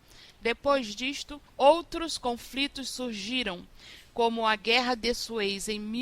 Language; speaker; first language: Portuguese; native; Portuguese